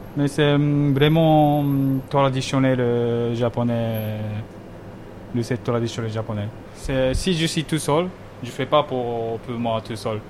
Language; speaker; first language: French; non-native, learner; Japanese